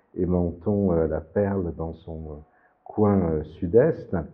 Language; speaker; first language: French; native; French